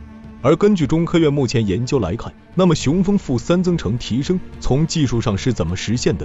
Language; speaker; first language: Chinese; native; Chinese